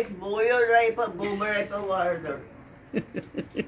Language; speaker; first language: Dutch; non-native, local second language; Sranan Tongo